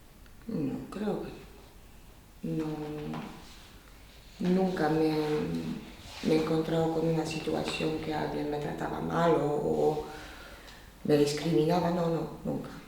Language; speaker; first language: Spanish; non-native, fluent; Polish